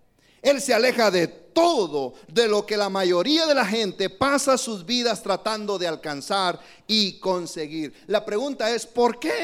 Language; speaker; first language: Spanish; native; Spanish